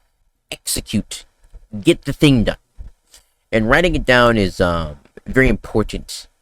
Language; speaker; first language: English; native; English